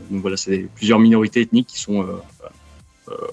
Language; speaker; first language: French; native; French